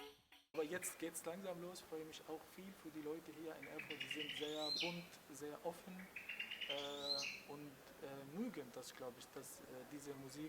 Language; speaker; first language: German; non-native, learner; Arabic